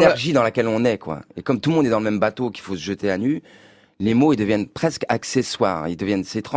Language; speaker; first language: French; native; French